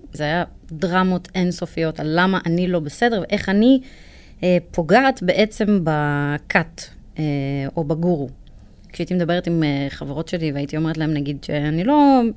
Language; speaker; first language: Hebrew; native; Hebrew